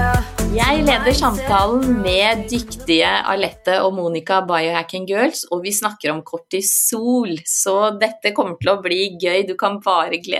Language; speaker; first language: Norwegian; native; Norwegian